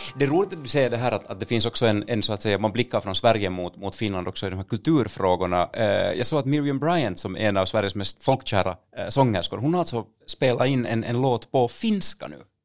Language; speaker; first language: Swedish; native; Swedish